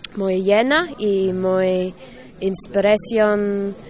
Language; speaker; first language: Spanish; non-native, learner; English